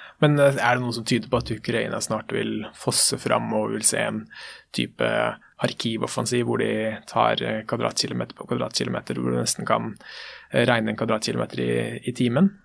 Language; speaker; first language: Norwegian; native; Norwegian